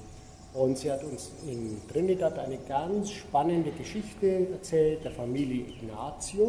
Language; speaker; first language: German; native; German